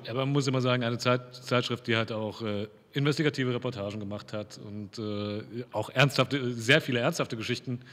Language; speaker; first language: German; native; German